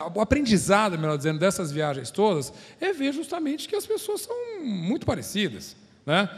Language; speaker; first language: Portuguese; native; Portuguese